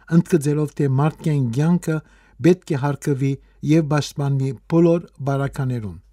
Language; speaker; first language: Armenian; early bilingual, heritage; Armenian